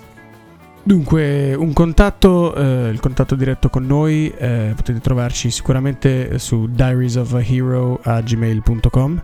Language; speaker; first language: Italian; native; Italian